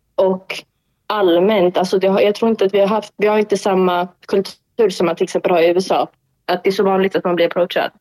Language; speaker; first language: Swedish; early bilingual, other home language; Tigrinya